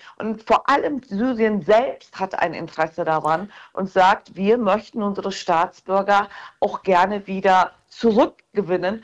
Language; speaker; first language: German; early bilingual, other home language; Turkish